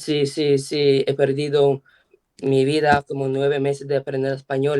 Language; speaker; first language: Spanish; non-native, learner; English